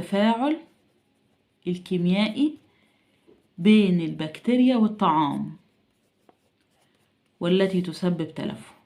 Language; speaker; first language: Arabic; native; Arabic